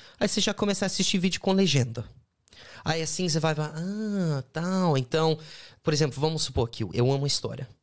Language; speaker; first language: Portuguese; non-native, fluent; English